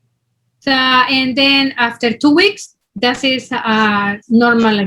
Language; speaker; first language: English; non-native, learner; Spanish